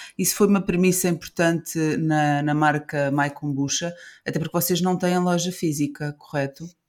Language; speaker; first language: Portuguese; native; Portuguese